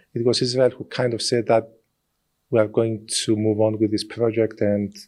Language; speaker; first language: English; non-native, fluent; Greek